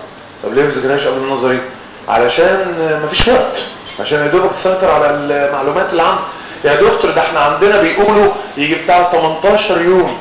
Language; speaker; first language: Arabic; native; Arabic